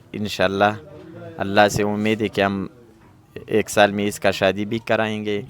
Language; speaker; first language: Hindi; non-native, local second language; Pashto